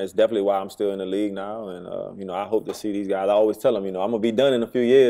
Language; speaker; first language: English; native; English